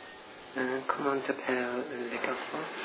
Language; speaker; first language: French; non-native, learner; English